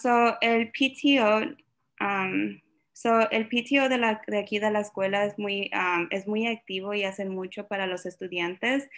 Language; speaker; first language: Spanish; early bilingual, other home language; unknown